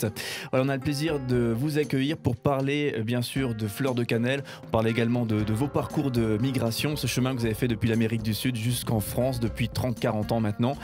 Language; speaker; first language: French; native; French